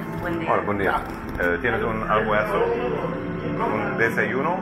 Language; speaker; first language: Spanish; non-native, learner; German